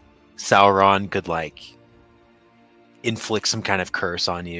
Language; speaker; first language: English; native; English